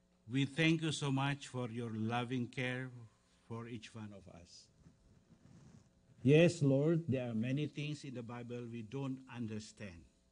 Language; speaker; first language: English; non-native, fluent; Indonesian